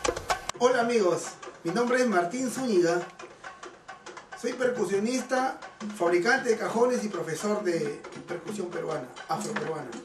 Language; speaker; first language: Spanish; native; Spanish